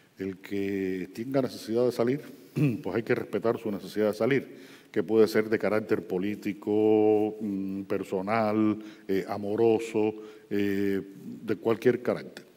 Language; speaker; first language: Spanish; native; Spanish